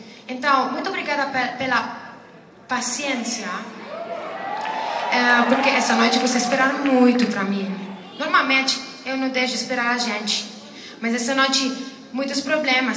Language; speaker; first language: Portuguese; non-native, learner; Italian